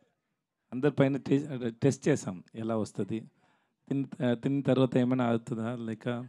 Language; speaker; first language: Telugu; non-native, learner; Tamil